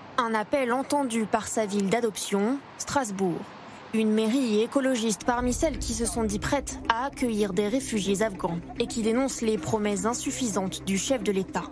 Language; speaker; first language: French; native; French